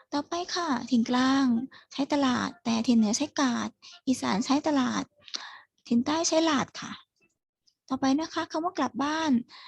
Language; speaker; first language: Thai; native; Thai